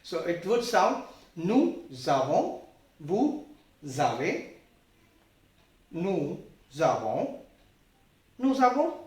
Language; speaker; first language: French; non-native, fluent; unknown